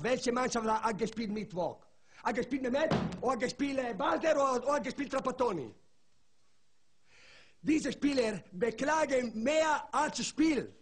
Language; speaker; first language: German; non-native, learner; Italian